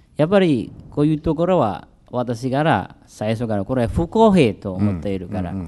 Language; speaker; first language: Japanese; non-native, fluent; Indonesian